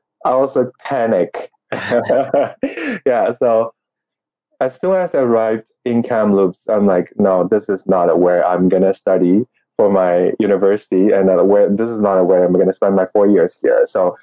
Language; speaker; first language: English; non-native, fluent; Chinese